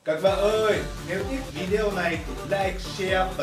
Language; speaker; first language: Vietnamese; non-native, learner; Japanese